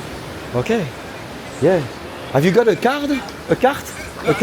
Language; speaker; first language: English; non-native, learner; French